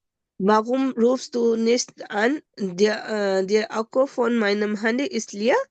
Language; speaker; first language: German; non-native, learner; Urdu